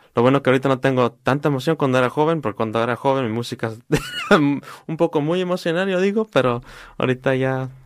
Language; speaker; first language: Spanish; early bilingual, heritage; Spanish